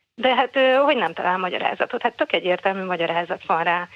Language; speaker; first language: Hungarian; native; Hungarian